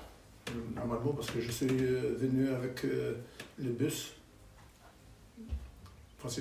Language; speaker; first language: French; non-native, learner; Albanian